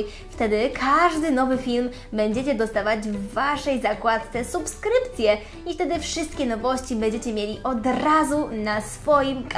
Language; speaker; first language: Polish; native; Polish